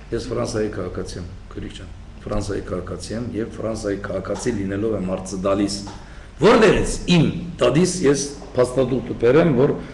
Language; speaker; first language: Armenian; early bilingual, heritage; Armenian